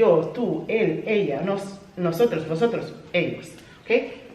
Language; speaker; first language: Spanish; non-native, fluent; English